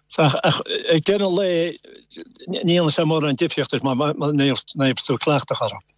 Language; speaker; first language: Irish; native; Irish